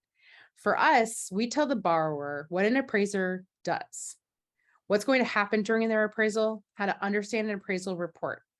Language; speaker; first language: English; native; English